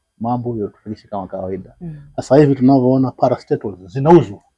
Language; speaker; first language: Swahili; non-native, local second language; Giryama